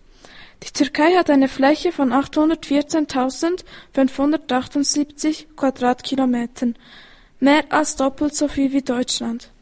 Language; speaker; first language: German; early bilingual, other home language; Turkish